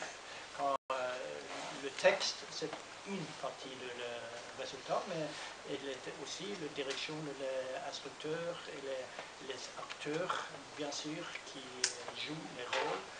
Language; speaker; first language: French; non-native, learner; Norwegian